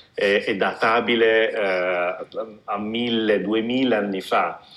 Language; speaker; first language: Italian; native; Italian